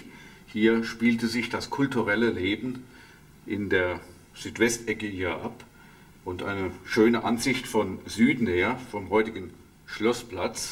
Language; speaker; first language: German; native; German